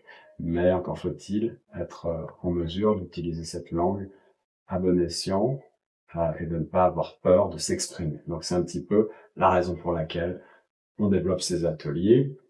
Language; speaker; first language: French; native; French